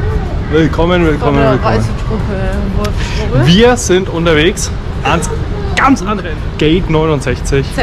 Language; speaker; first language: German; native; German